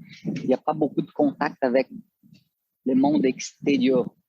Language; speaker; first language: French; non-native, fluent; Portuguese